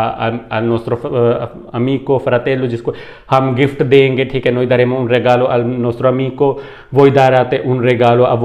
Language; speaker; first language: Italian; non-native, fluent; Urdu